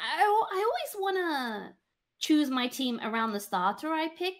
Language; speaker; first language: English; native; English